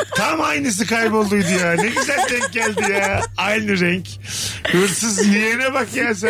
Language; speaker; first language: Turkish; native; Turkish